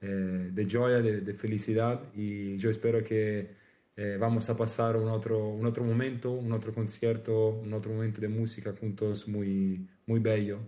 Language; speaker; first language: Spanish; non-native, learner; Italian